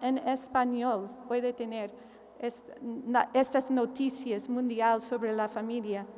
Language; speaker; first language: Spanish; non-native, learner; English